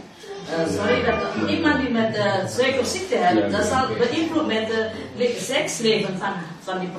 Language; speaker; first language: Dutch; non-native, learner; Indonesian